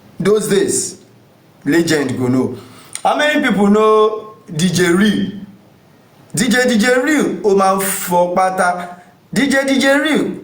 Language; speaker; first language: Nigerian Pidgin; non-native, local second language; Yoruba